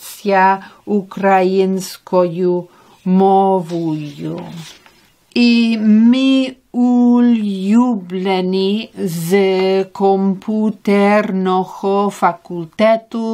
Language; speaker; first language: Ukrainian; non-native, learner; English